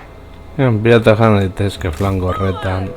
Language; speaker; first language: Basque; native; Basque